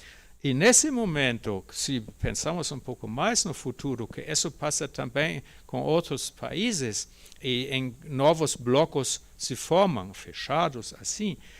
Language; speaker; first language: Portuguese; non-native, fluent; German